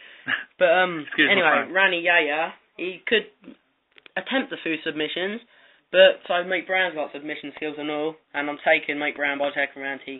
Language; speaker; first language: English; native; English